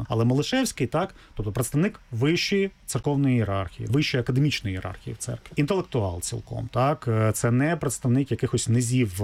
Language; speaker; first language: Ukrainian; native; Ukrainian